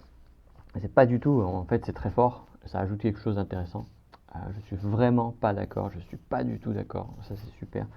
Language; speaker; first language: French; native; French